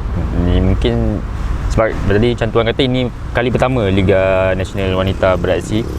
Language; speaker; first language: Malay; native; Malay